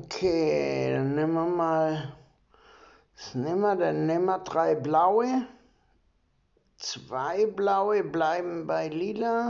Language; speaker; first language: German; native; German